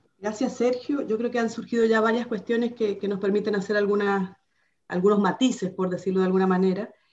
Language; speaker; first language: Spanish; native; Spanish